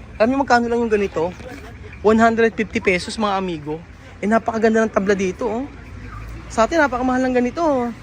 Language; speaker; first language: Filipino; native; Filipino